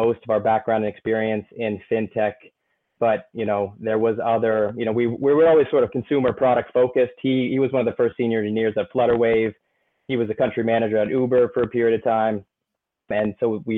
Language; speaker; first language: English; native; English